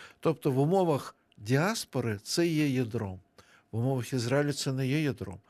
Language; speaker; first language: Ukrainian; non-native, local second language; Russian